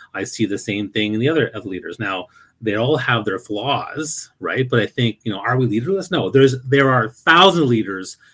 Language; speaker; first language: English; native; English